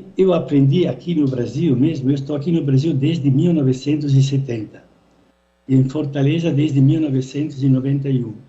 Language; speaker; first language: Portuguese; non-native, fluent; Italian